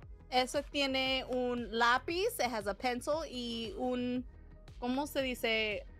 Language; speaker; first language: Spanish; non-native, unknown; English